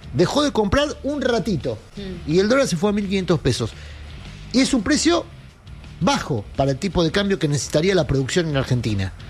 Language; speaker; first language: Spanish; native; Spanish